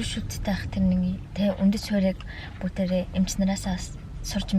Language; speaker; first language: Mongolian; native; Mongolian